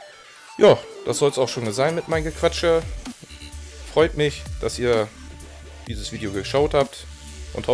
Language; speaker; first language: German; native; German